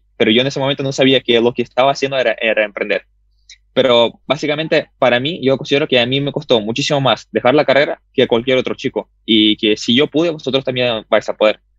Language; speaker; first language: Spanish; early bilingual, other home language; Russian